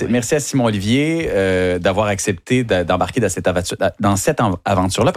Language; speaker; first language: French; native; French